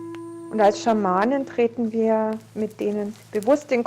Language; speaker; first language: German; native; German